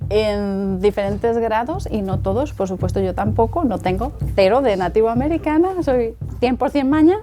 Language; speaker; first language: Spanish; native; Spanish